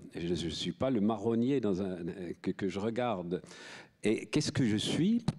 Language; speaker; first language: French; native; French